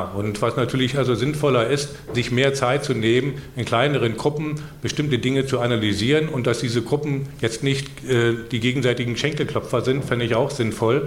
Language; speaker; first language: German; native; German